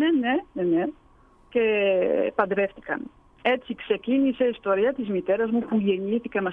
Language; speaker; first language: Greek; early bilingual, heritage; Greek